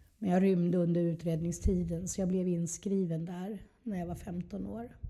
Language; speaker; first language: Swedish; native; Swedish